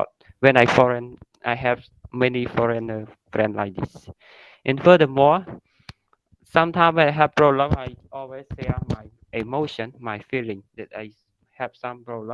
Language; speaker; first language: English; non-native, learner; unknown